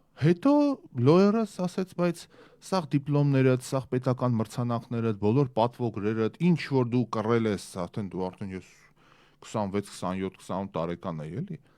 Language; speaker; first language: Armenian; early bilingual, heritage; Armenian